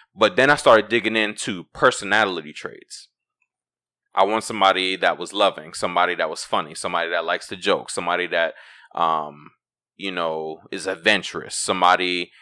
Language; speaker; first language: English; native; English